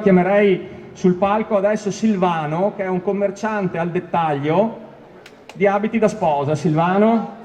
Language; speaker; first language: Italian; native; Italian